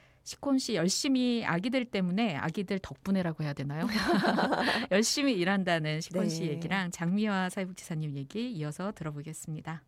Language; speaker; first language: Korean; native; Korean